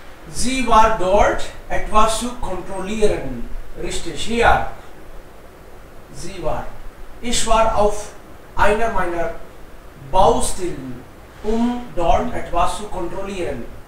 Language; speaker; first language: German; non-native, fluent; Hindi